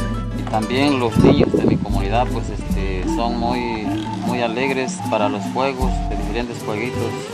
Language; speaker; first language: Spanish; non-native, local second language; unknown